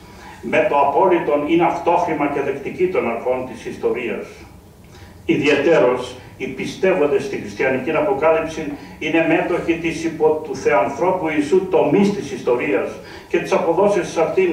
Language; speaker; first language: Greek; native; Greek